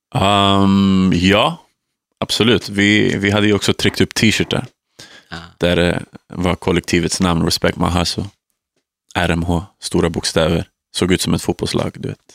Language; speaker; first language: Swedish; native; Swedish